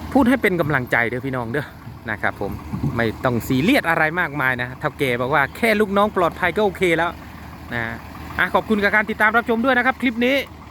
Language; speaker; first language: Thai; native; Thai